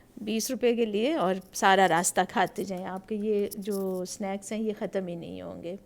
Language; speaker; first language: Urdu; native; Urdu